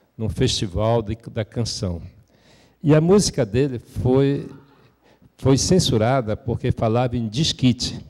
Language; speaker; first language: Portuguese; native; Portuguese